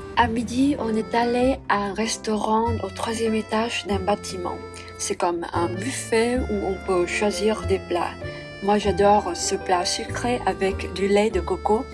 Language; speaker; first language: French; non-native, fluent; Vietnamese